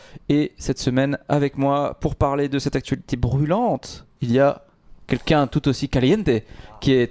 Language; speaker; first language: French; native; French